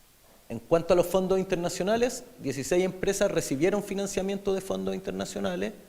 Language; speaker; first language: Spanish; native; Spanish